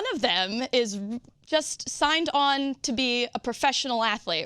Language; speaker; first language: English; native; English